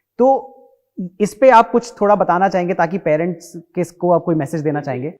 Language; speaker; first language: Hindi; native; Hindi